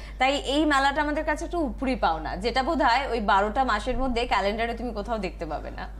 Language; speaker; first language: Bangla; native; Bangla